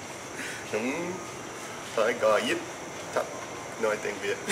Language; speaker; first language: Vietnamese; non-native, learner; English